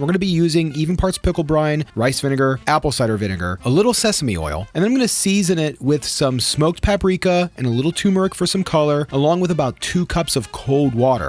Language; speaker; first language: English; native; English